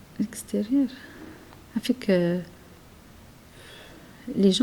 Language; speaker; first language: French; non-native, learner; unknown